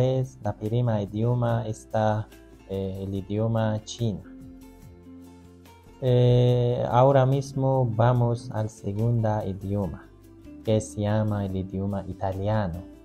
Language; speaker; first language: Spanish; non-native, learner; Persian